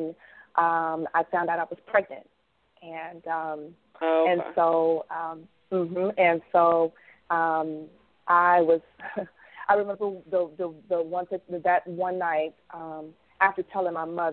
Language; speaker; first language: English; native; English